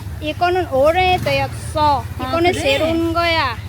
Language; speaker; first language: Korean; non-native, learner; Vietnamese